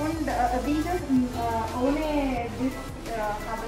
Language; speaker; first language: German; non-native, fluent; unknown